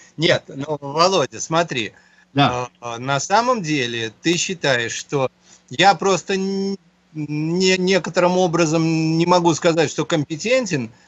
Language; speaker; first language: Russian; native; Russian